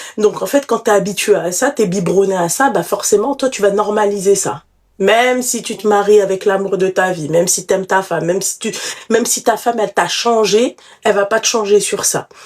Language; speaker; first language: French; native; French